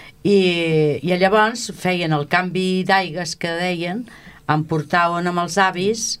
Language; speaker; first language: Catalan; native; Catalan